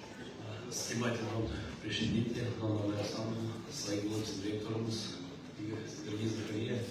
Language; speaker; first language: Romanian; non-native, local second language; Gagauz